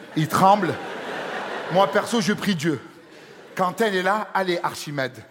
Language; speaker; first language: French; native; French